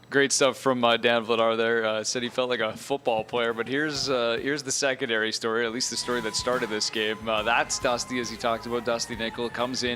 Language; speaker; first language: English; native; English